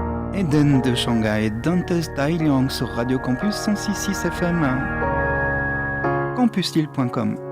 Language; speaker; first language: French; native; French